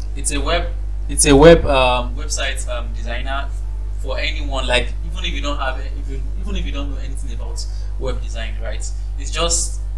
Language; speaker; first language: English; non-native, local second language; Yoruba